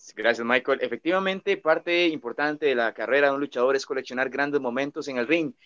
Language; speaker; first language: Spanish; native; Spanish